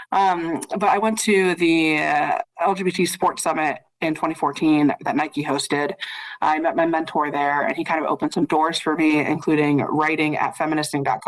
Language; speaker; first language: English; native; English